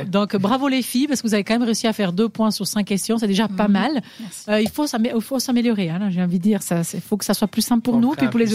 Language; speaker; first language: French; native; French